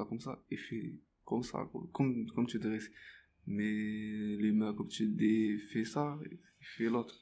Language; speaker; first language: French; non-native, learner; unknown